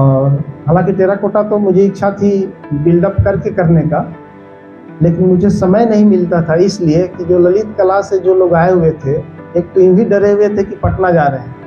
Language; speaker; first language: Hindi; native; Hindi